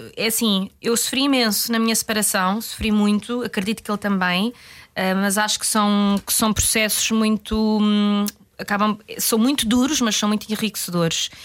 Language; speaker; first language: Portuguese; native; Portuguese